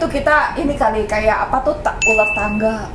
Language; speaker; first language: Indonesian; native; Indonesian